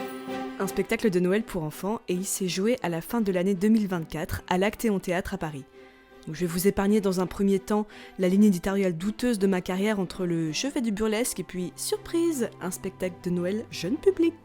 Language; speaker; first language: French; native; French